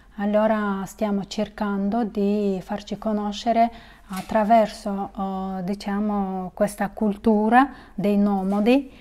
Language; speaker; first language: Italian; non-native, fluent; Kyrgyz